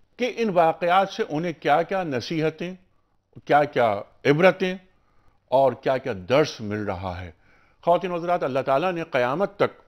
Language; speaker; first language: Urdu; native; Urdu